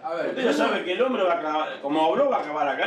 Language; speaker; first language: Spanish; native; Spanish